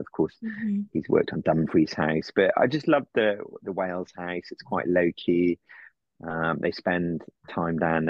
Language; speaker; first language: English; native; English